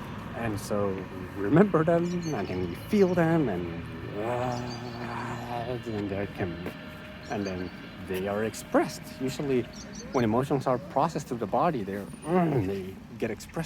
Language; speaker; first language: English; non-native, fluent; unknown